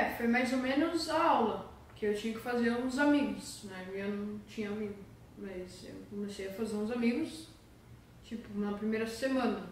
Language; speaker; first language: Portuguese; early bilingual, heritage; Portuguese